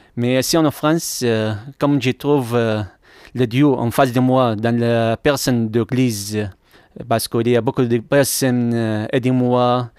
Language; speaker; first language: French; non-native, learner; Arabic